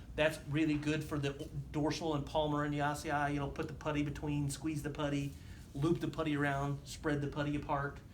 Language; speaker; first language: English; native; English